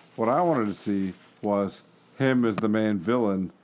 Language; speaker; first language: English; native; English